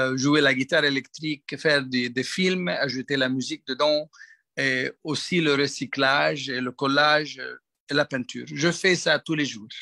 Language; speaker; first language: French; non-native, local second language; Arabic